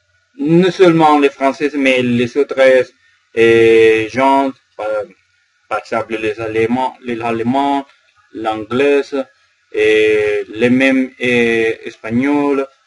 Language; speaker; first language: French; non-native, learner; Spanish